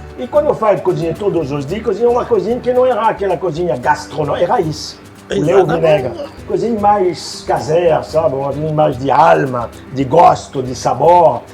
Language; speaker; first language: Portuguese; non-native, fluent; French